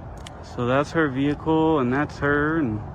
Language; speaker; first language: English; native; English